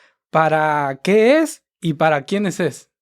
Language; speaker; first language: Spanish; native; Spanish